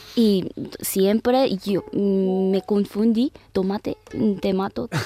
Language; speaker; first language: Spanish; non-native, learner; Korean